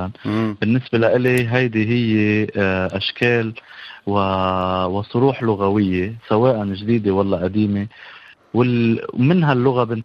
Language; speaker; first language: Arabic; native; Arabic